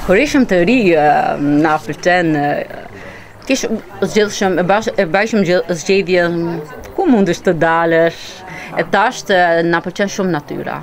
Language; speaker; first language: Albanian; early bilingual, heritage; Albanian